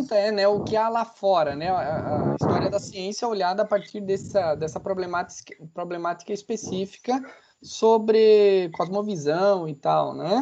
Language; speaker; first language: Portuguese; native; Portuguese